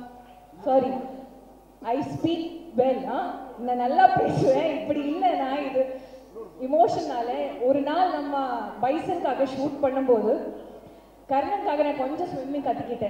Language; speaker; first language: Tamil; non-native, learner; Malayalam